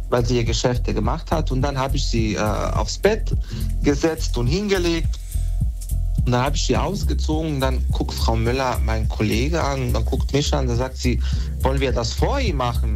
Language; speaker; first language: German; native; German